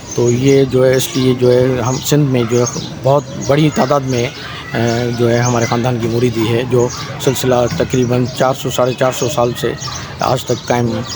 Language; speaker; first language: Urdu; non-native, local second language; Sindhi